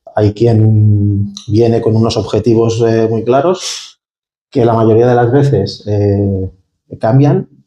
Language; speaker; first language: Spanish; native; Spanish